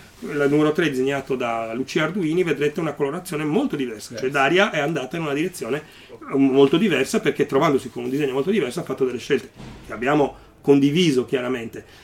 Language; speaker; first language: Italian; native; Italian